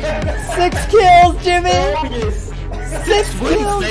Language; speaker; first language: English; native; English